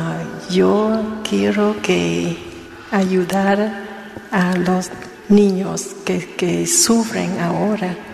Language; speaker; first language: Spanish; non-native, learner; Vietnamese